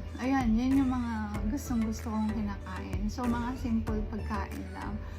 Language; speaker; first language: Filipino; non-native, local second language; Pampanga